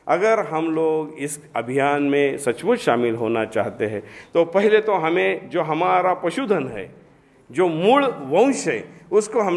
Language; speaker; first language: Hindi; non-native, local second language; Marathi